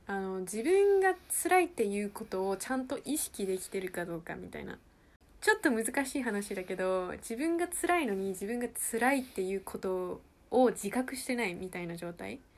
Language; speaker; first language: Japanese; early bilingual, heritage; Japanese